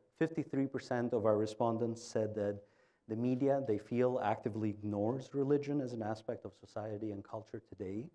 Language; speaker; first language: English; non-native, fluent; Albanian